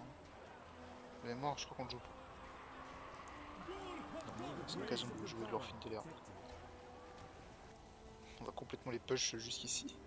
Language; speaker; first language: French; native; French